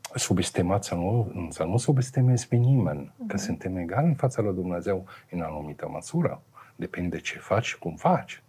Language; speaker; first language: Romanian; non-native, fluent; Arabic